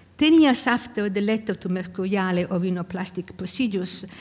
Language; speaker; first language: English; non-native, fluent; Italian